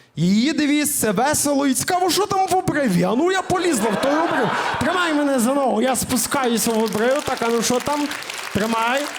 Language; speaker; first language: Ukrainian; native; Ukrainian